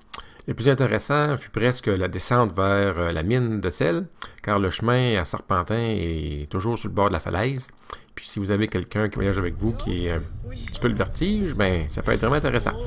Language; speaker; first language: French; native; French